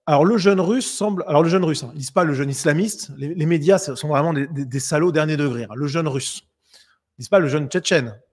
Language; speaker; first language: French; native; French